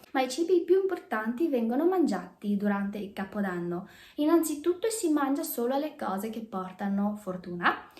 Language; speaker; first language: Italian; early bilingual, other home language; Chinese